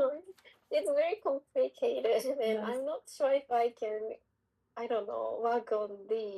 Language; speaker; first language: English; non-native, learner; Japanese